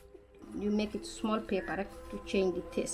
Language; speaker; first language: English; non-native, learner; Wolof